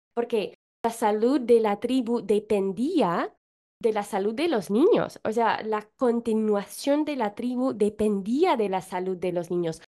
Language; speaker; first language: Spanish; non-native, fluent; English